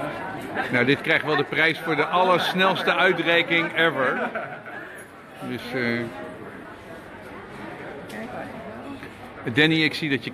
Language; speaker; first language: Dutch; native; Dutch